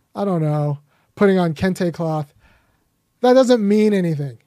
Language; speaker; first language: English; early bilingual, other home language; Akan